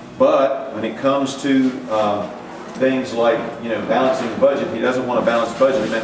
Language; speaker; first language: English; native; English